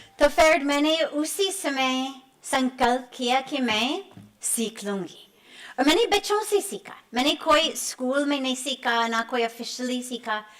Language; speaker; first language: Hindi; non-native, fluent; English